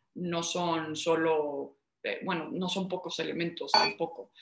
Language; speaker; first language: Spanish; early bilingual, heritage; Spanish